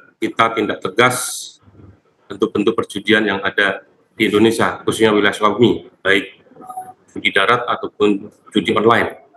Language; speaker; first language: Indonesian; native; Indonesian